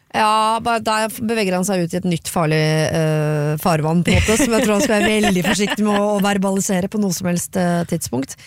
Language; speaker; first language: Norwegian; native; Norwegian